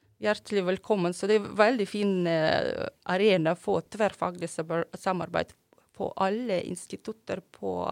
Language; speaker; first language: Norwegian; non-native, fluent; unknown